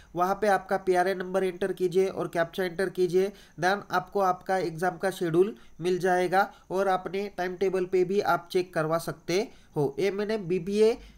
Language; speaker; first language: Hindi; non-native, local second language; Marathi